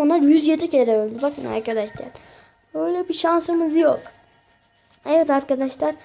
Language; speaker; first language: Turkish; native; Turkish